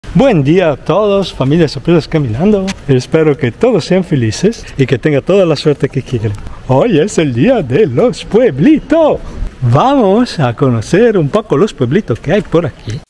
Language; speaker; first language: Spanish; non-native, fluent; Italian